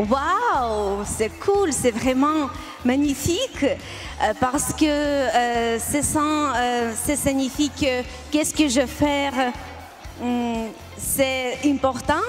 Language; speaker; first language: French; non-native, learner; Ukrainian